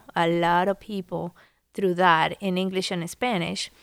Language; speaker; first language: English; non-native, fluent; Spanish